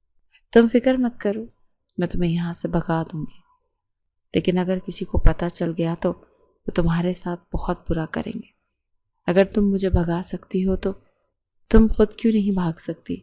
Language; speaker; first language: Urdu; native; Urdu